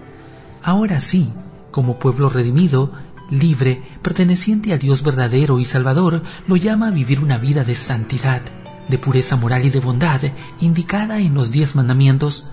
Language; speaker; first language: Spanish; native; Spanish